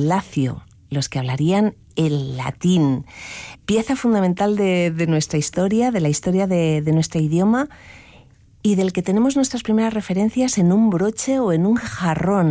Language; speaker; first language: Spanish; native; Spanish